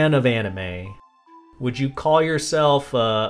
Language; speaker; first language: English; native; English